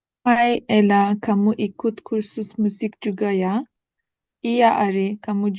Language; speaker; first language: Indonesian; non-native, learner; Turkish